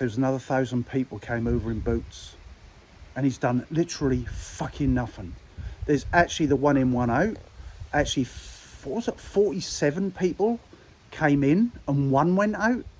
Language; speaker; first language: English; native; English